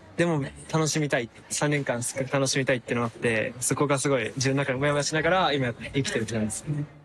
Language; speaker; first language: Japanese; native; Japanese